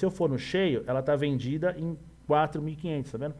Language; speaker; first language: Portuguese; native; Portuguese